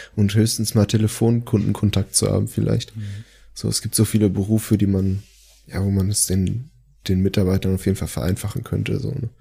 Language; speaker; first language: German; native; German